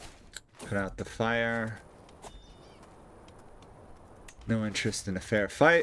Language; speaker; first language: English; native; English